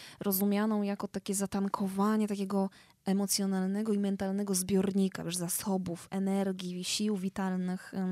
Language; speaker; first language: Polish; native; Polish